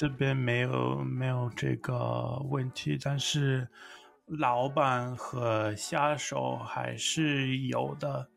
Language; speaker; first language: Chinese; non-native, learner; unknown